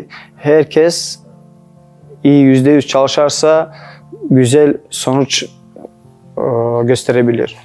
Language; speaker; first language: Turkish; non-native, learner; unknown